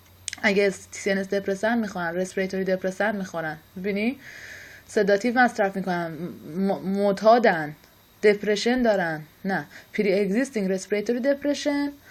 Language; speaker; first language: Persian; native; Persian